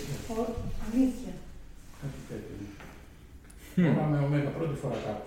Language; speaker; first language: Greek; native; Greek